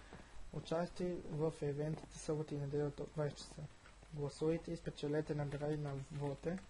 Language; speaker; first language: Bulgarian; native; Bulgarian